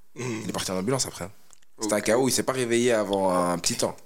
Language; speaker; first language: French; native; French